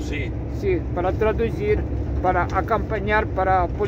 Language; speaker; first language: Spanish; non-native, learner; Russian